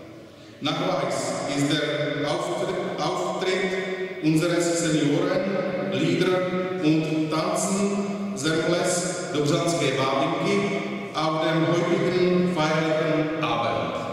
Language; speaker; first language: German; non-native, fluent; Czech